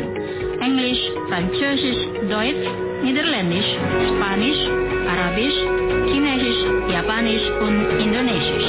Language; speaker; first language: German; non-native, fluent; Indonesian